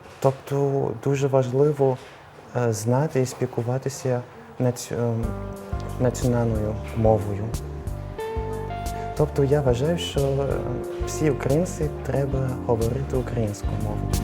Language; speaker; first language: Ukrainian; non-native, fluent; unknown